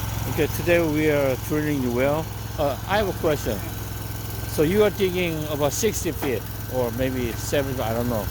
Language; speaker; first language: English; non-native, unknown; Korean